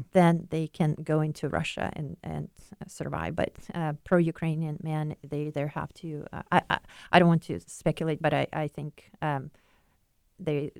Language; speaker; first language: English; non-native, fluent; Ukrainian